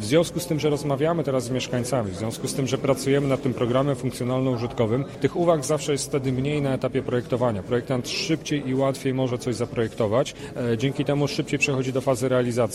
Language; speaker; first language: Polish; native; Polish